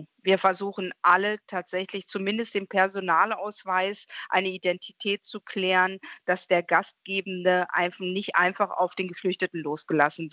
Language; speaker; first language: German; native; German